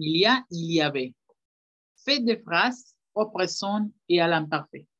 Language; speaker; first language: French; non-native, fluent; Spanish